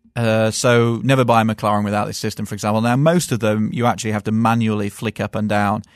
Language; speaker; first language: English; native; English